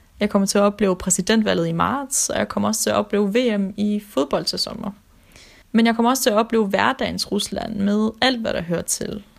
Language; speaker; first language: Danish; early bilingual, other home language; Russian